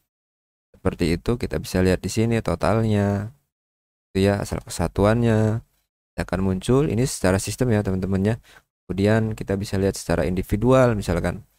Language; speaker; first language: Indonesian; native; Indonesian